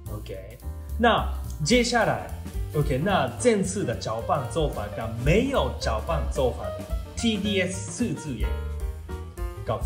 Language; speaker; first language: Chinese; non-native, learner; Japanese